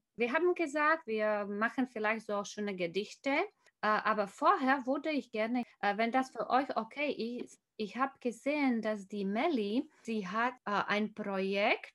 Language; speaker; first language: German; non-native, fluent; Slovak